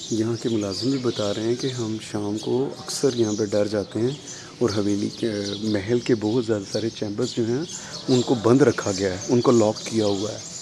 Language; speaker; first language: Urdu; non-native, local second language; Punjabi